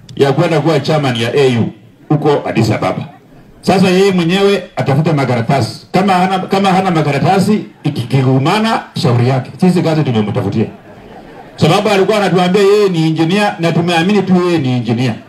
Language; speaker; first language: Swahili; non-native, local second language; Luyia